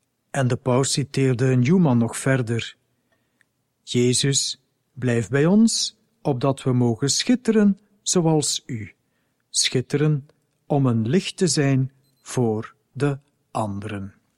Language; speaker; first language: Dutch; native; Dutch